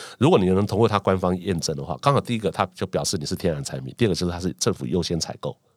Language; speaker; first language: Chinese; native; Chinese